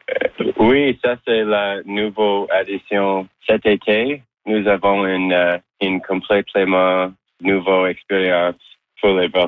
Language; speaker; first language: French; non-native, local second language; English